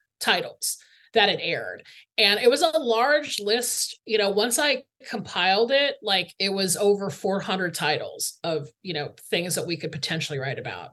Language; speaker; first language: English; native; English